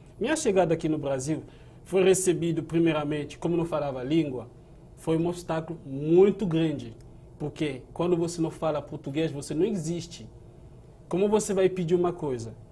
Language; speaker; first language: Portuguese; non-native, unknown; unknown